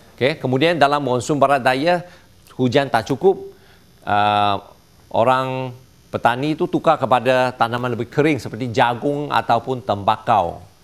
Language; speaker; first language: Malay; non-native, local second language; Chinese